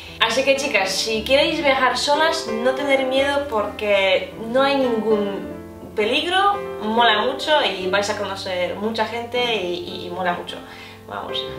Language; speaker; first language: Spanish; non-native, fluent; Polish